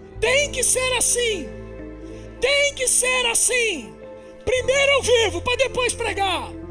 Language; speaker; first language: Portuguese; native; Portuguese